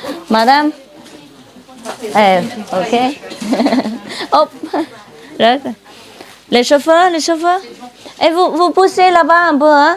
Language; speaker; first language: French; non-native, learner; Vietnamese